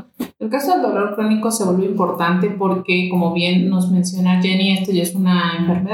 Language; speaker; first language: Spanish; native; Spanish